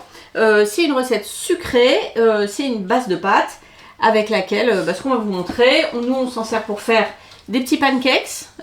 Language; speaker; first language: French; native; French